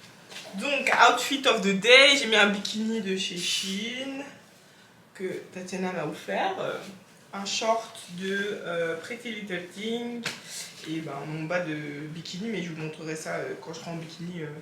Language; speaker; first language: French; native; French